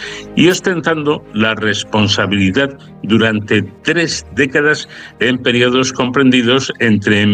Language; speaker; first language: Spanish; native; Spanish